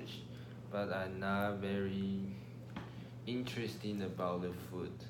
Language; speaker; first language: English; non-native, learner; Chinese